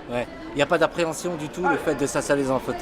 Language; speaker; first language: French; native; French